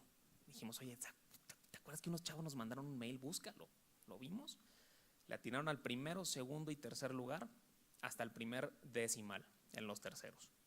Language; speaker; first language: Spanish; native; Spanish